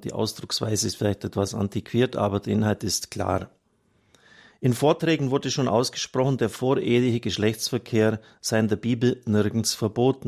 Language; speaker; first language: German; native; German